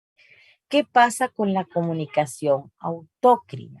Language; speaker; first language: Spanish; native; Spanish